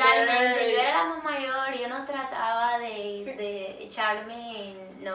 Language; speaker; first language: Spanish; early bilingual, heritage; English